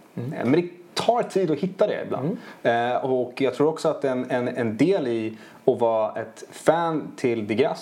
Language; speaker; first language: Swedish; early bilingual, other home language; Italian